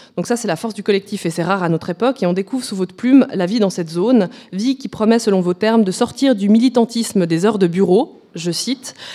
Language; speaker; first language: French; native; French